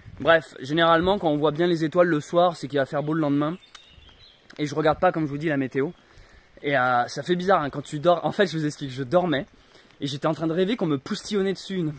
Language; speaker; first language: French; native; French